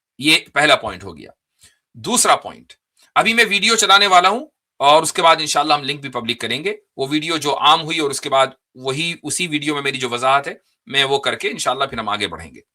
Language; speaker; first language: Urdu; native; Urdu